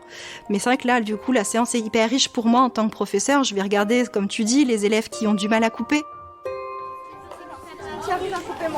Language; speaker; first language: French; native; French